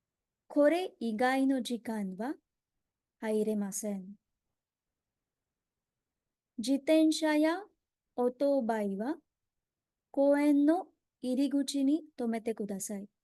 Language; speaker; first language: Japanese; non-native, fluent; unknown